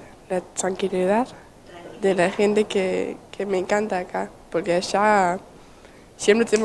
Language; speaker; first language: Spanish; non-native, learner; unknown